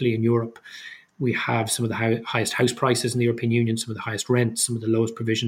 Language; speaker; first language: English; native; English